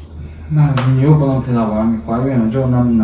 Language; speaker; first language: Chinese; native; Chinese